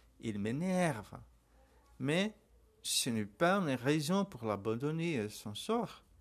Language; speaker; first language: French; non-native, learner; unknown